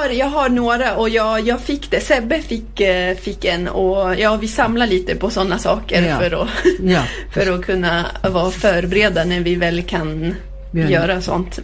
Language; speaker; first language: Swedish; early bilingual, heritage; Swedish